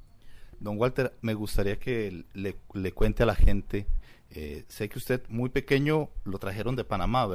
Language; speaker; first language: Spanish; native; Spanish